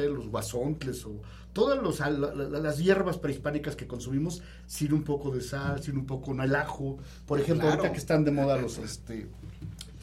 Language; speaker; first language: Spanish; native; Spanish